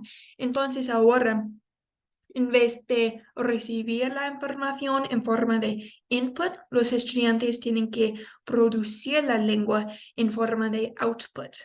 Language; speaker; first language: Spanish; non-native, fluent; English